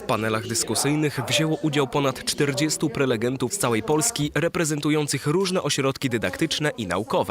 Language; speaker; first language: Polish; native; Polish